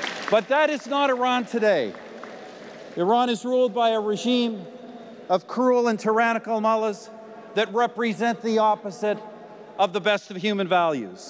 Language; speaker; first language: English; native; English